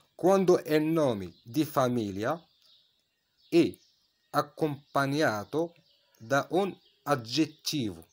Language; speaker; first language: Italian; non-native, fluent; Arabic